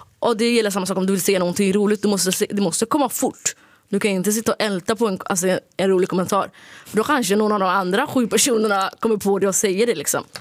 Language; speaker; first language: Swedish; early bilingual, other home language; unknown